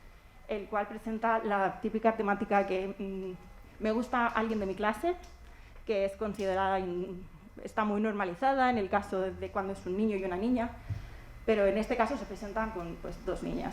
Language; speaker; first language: Spanish; native; Spanish